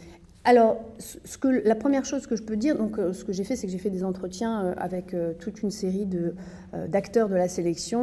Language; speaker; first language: French; native; French